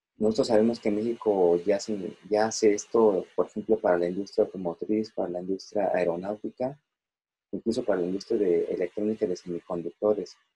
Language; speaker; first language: Spanish; native; Spanish